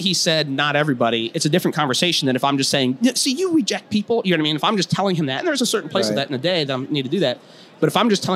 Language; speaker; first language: English; native; English